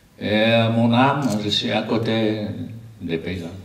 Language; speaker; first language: French; non-native, learner; Vietnamese